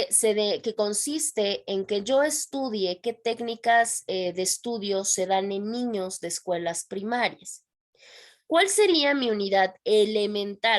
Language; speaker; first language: Spanish; native; Spanish